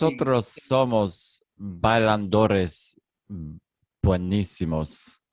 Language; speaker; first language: Spanish; non-native, learner; English